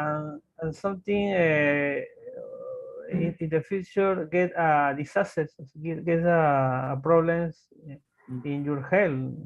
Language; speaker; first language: English; non-native, learner; Spanish